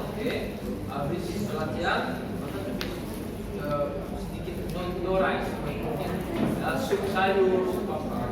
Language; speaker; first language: Indonesian; non-native, learner; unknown